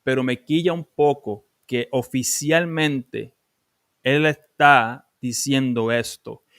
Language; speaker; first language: Spanish; early bilingual, other home language; English